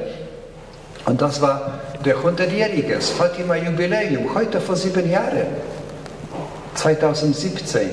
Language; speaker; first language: German; non-native, fluent; Polish